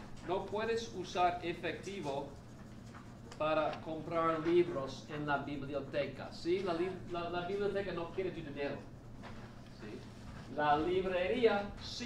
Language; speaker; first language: Spanish; non-native, fluent; English